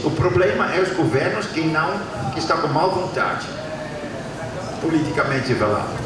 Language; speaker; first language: Portuguese; non-native, fluent; Dutch